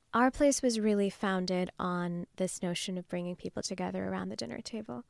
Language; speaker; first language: English; non-native, local second language; Urdu